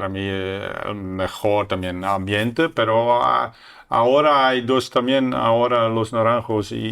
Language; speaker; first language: Spanish; non-native, learner; Dutch